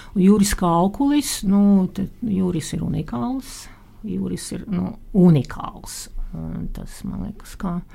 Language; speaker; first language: Latvian; non-native, local second language; Russian